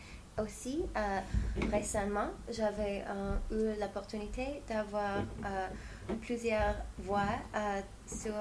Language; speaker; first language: French; non-native, fluent; English